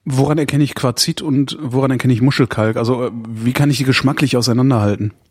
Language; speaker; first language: German; native; German